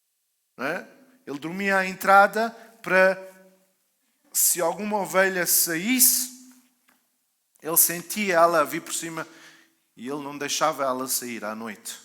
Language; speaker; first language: Portuguese; native; Portuguese